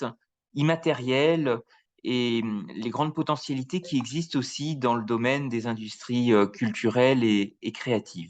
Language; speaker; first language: French; native; French